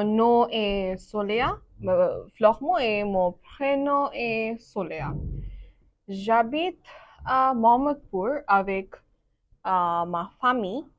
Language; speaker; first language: French; non-native, learner; Bangla